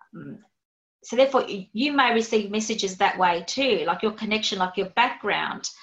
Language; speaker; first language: English; native; English